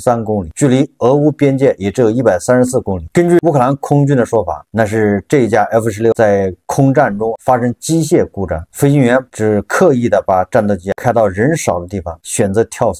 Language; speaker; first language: Chinese; native; Chinese